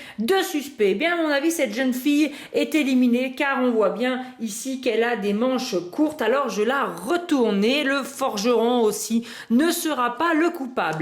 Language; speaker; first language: French; native; French